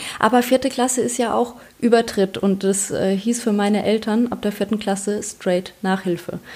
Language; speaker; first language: German; early bilingual, other home language; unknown